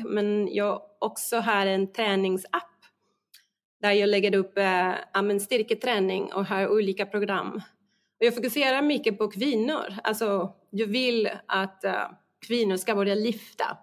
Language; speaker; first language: Swedish; non-native, fluent; Spanish